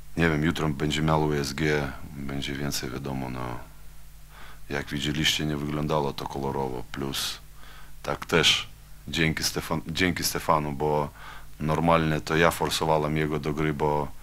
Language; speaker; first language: Polish; non-native, fluent; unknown